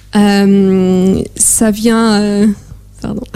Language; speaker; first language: French; non-native, fluent; Polish